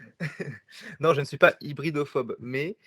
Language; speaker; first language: French; native; French